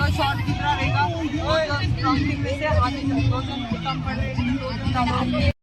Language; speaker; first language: Hindi; non-native, local second language; Marathi